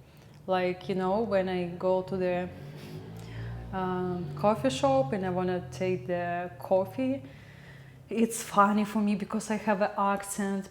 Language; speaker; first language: English; non-native, learner; Russian